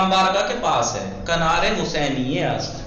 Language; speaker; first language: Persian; non-native, fluent; Urdu